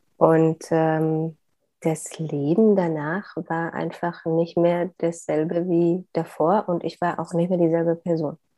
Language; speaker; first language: German; native; German